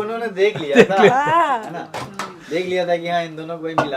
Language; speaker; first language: Hindi; native; Hindi